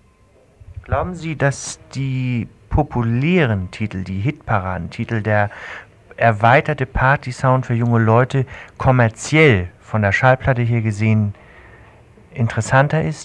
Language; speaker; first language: German; native; German